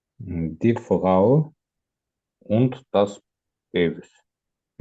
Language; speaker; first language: German; non-native, learner; Azerbaijani